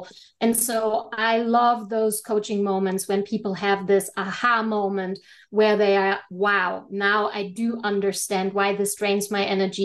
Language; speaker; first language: English; non-native, fluent; German